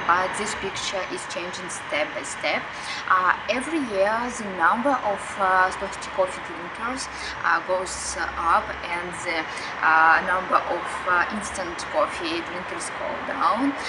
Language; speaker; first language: English; non-native, learner; Russian